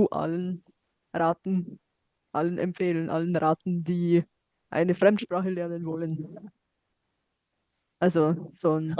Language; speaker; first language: German; non-native, fluent; Bulgarian